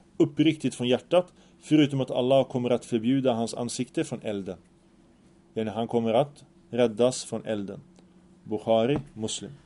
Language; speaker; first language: Swedish; early bilingual, other home language; Arabic